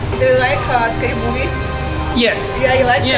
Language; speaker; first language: English; non-native, learner; Russian